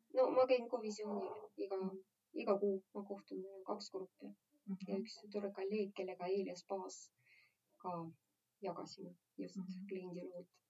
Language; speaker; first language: Estonian; non-native, local second language; Russian